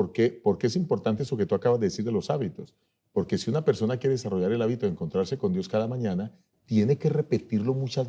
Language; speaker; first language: Spanish; native; Spanish